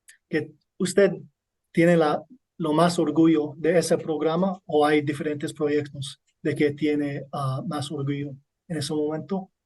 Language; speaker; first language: Spanish; non-native, learner; English